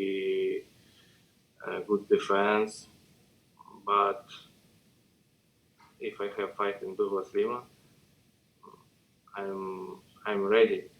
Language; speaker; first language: English; non-native, learner; Russian